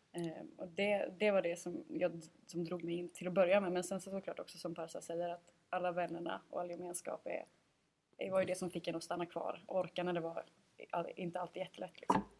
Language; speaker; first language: Swedish; native; Swedish